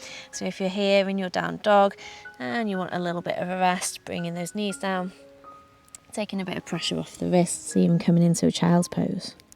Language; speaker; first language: English; native; English